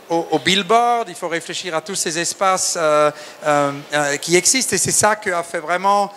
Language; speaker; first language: French; native; French